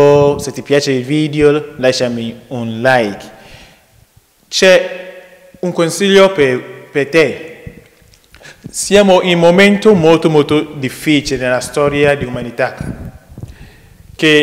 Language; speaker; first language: Italian; non-native, learner; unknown